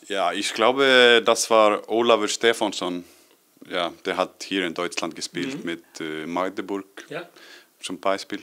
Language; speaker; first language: German; non-native, learner; Icelandic